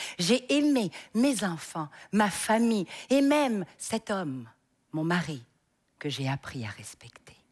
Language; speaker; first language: French; native; French